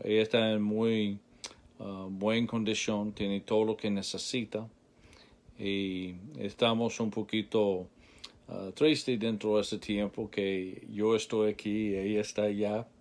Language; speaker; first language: Spanish; non-native, learner; English